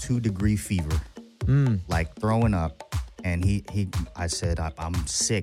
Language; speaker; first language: English; native; English